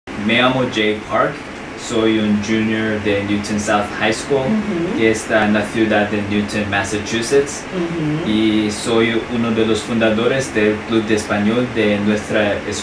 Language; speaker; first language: Spanish; non-native, fluent; English